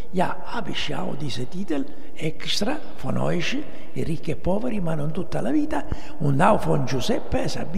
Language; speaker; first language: German; non-native, learner; Italian